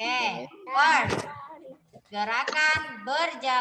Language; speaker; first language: Indonesian; native; Indonesian